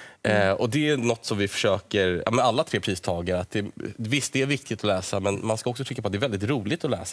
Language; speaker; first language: Swedish; native; Swedish